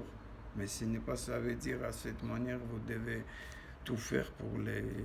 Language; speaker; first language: French; non-native, learner; Armenian